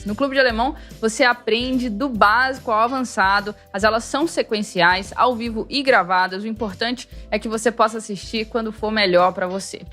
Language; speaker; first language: Portuguese; native; Portuguese